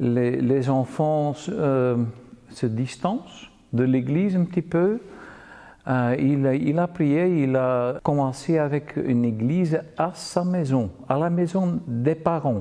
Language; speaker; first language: French; non-native, fluent; Dutch